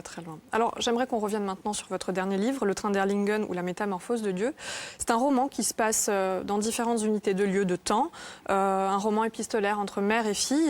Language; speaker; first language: French; native; French